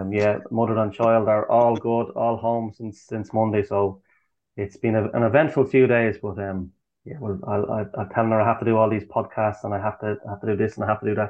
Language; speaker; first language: English; native; English